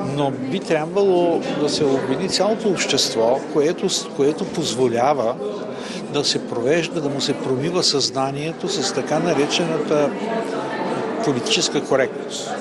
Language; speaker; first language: Bulgarian; native; Bulgarian